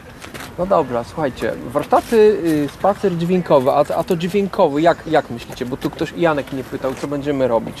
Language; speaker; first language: Polish; native; Polish